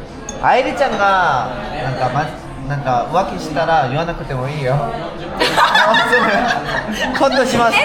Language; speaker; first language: Japanese; non-native, learner; Korean